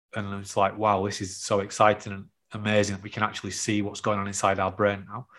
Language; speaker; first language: English; native; English